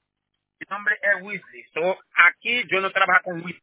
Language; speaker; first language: Spanish; non-native, learner; Haitian Creole